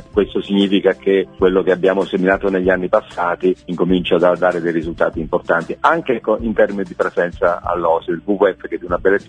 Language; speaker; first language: Italian; native; Italian